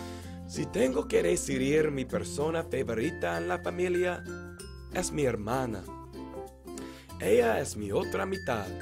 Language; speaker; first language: Spanish; non-native, learner; English